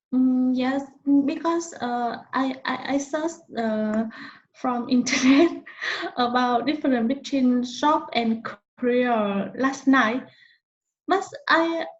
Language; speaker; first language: English; non-native, learner; Vietnamese